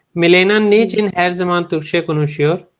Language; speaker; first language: Turkish; non-native, fluent; Urdu